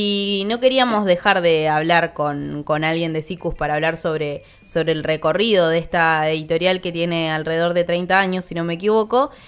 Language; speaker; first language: Spanish; native; Spanish